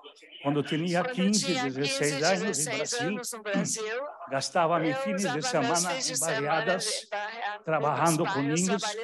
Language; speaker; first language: Portuguese; early bilingual, other home language; German